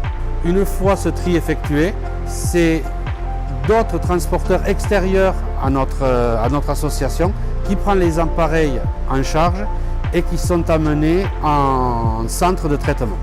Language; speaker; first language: French; native; French